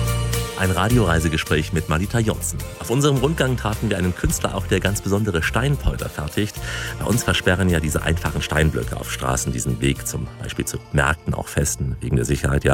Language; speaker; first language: German; native; German